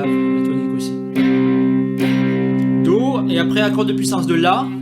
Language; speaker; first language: French; native; French